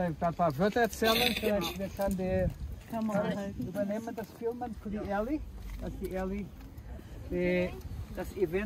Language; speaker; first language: German; early bilingual, heritage; Portuguese